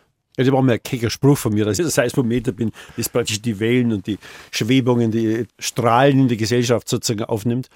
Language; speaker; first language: German; native; German